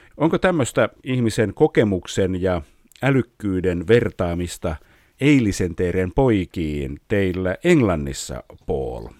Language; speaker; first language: Finnish; native; Finnish